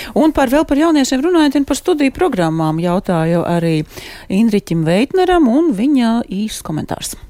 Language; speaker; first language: Latvian; native; Latvian